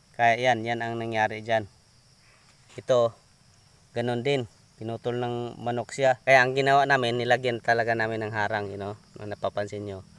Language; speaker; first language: Filipino; non-native, local second language; Cebuano